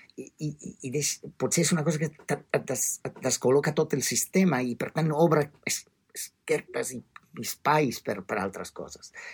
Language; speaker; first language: Catalan; non-native, fluent; Italian